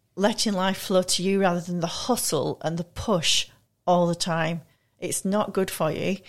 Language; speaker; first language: English; native; English